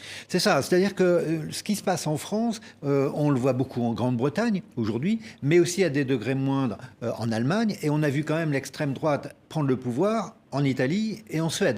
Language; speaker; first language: French; native; French